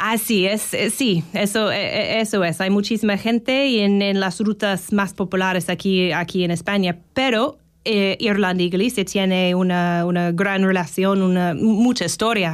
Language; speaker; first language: Spanish; non-native, fluent; English